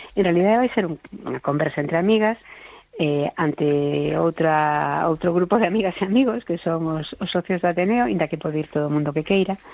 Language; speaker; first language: Galician; non-native, local second language; Spanish